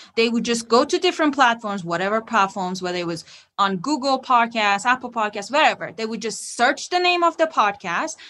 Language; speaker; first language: English; non-native, fluent; Persian